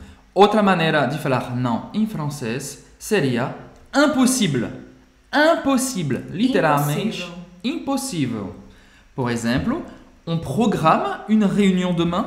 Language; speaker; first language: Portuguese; non-native, fluent; French